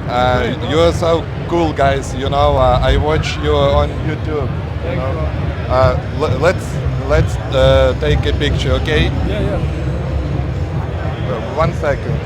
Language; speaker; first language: English; non-native, learner; Ukrainian